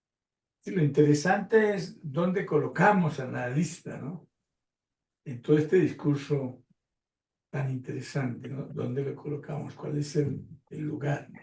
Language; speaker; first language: Spanish; native; Spanish